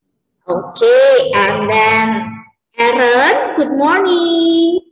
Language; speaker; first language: English; non-native, learner; Indonesian